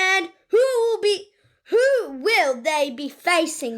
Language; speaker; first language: English; native; English